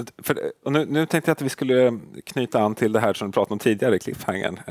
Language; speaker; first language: Swedish; native; Swedish